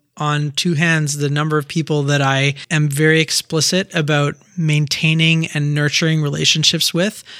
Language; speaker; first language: English; native; English